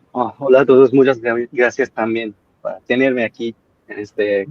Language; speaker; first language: Spanish; non-native, learner; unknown